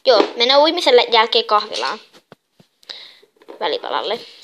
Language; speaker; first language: Finnish; native; Finnish